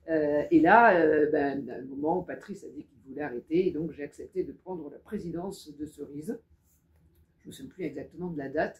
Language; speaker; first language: French; native; French